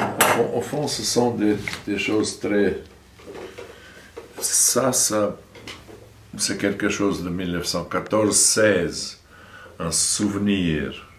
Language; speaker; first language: French; non-native, fluent; German